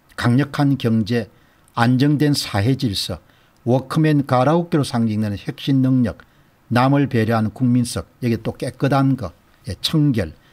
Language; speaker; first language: Korean; native; Korean